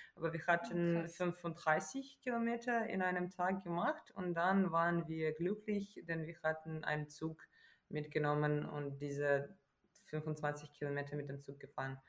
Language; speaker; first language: German; non-native, fluent; Ukrainian